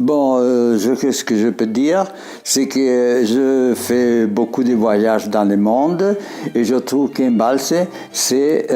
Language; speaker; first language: French; non-native, fluent; Spanish